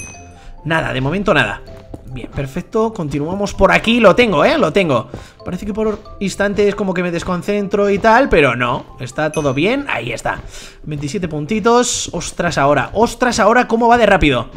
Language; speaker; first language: Spanish; native; Spanish